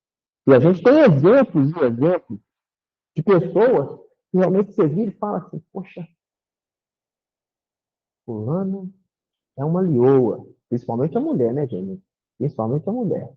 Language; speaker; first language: Portuguese; native; Portuguese